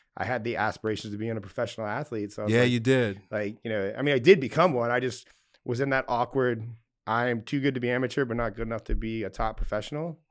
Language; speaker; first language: English; native; English